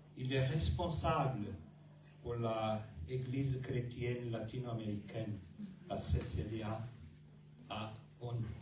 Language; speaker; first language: French; non-native, fluent; German